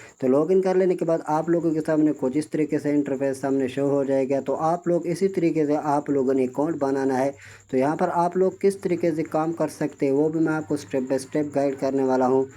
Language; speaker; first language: Urdu; non-native, local second language; Punjabi